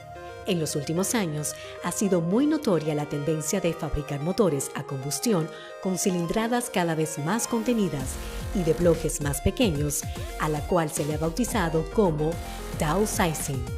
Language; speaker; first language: Spanish; native; Spanish